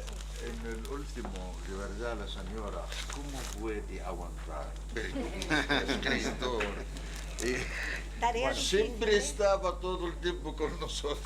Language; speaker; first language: Spanish; non-native, learner; Arabic